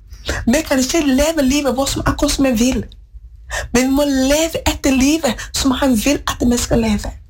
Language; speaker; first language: Norwegian; non-native, fluent; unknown